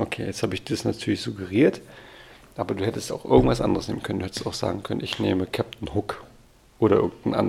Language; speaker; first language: German; native; German